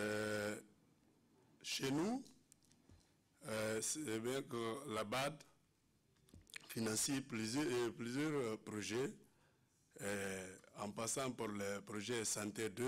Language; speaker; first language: French; non-native, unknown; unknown